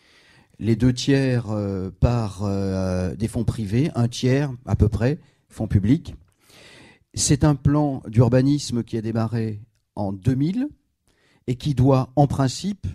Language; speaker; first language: French; native; French